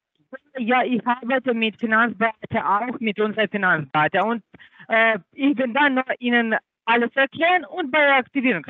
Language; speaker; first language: German; non-native, learner; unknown